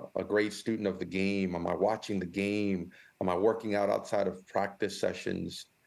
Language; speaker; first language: English; early bilingual, other home language; Spanish